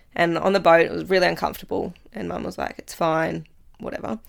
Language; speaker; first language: English; native; English